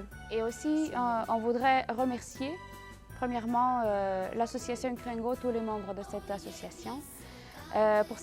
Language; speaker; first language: French; non-native, local second language; Ukrainian